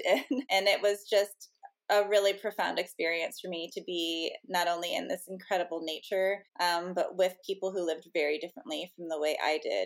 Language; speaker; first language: English; native; English